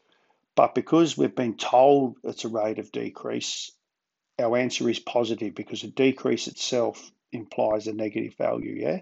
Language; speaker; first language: English; native; English